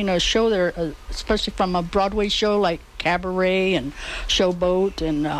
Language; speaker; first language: English; native; English